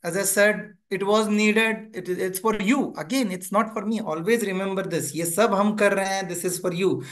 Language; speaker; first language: English; non-native, local second language; Hindi